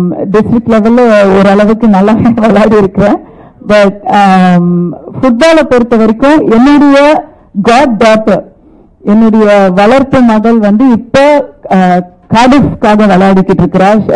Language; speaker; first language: Tamil; native; Tamil